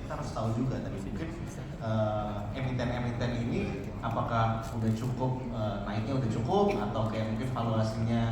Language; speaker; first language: Indonesian; native; Indonesian